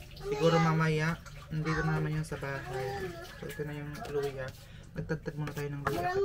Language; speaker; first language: Filipino; non-native, local second language; Cebuano